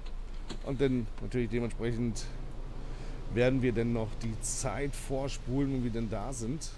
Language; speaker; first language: German; native; German